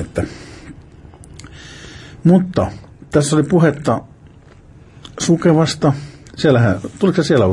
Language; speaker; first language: Finnish; native; Finnish